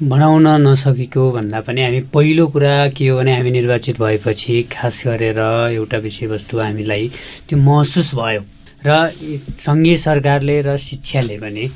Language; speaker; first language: Nepali; native; Nepali